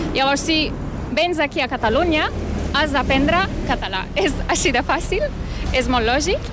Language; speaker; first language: Catalan; non-native, fluent; Turkish